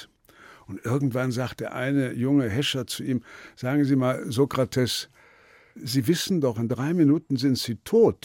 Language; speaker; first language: German; native; German